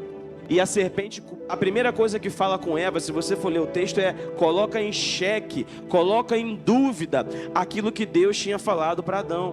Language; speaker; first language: Portuguese; native; Portuguese